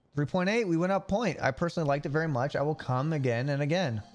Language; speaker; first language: English; native; English